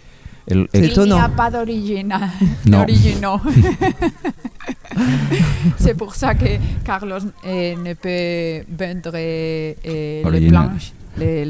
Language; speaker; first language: French; non-native, learner; Spanish